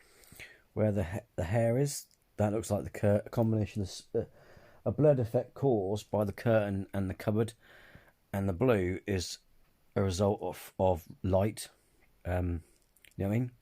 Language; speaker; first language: English; native; English